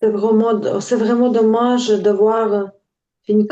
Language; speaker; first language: French; non-native, learner; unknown